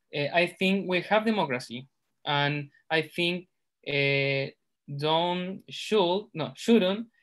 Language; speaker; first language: English; non-native, learner; Spanish